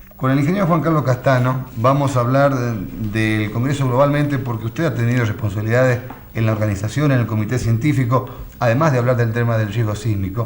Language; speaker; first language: Spanish; native; Spanish